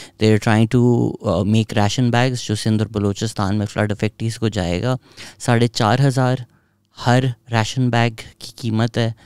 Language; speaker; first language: Urdu; native; Urdu